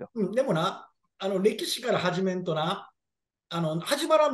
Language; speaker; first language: Japanese; native; Japanese